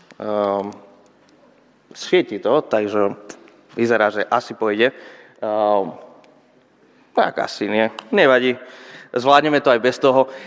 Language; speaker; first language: Slovak; non-native, fluent; Spanish